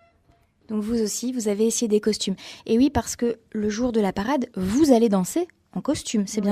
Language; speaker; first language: French; native; French